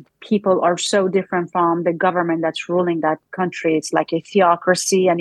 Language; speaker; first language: English; non-native, fluent; Persian